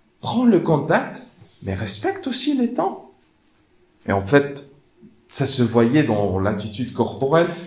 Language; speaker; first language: French; non-native, fluent; Arabic